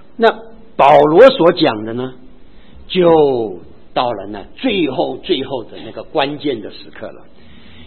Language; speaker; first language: Chinese; native; Chinese